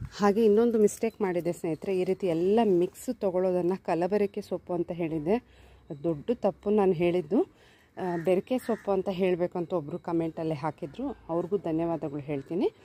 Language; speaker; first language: Kannada; non-native, local second language; Telugu